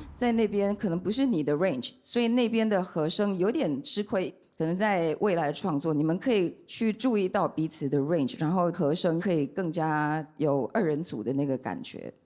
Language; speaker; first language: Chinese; native; Chinese